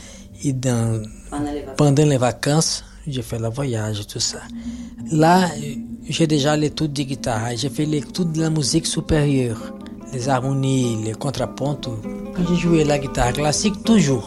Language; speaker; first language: French; non-native, learner; Portuguese